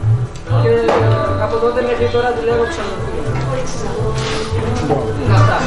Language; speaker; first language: Greek; non-native, learner; Bangla